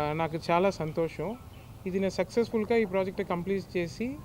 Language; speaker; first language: Telugu; non-native, learner; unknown